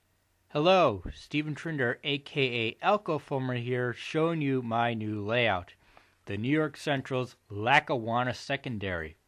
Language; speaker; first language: English; native; English